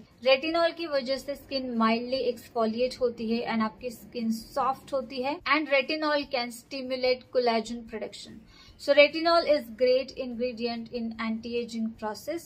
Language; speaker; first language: Hindi; native; Hindi